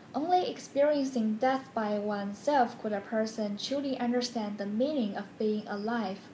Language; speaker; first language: English; non-native, fluent; Chinese